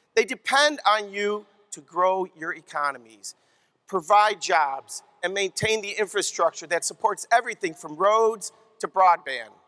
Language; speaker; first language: English; native; English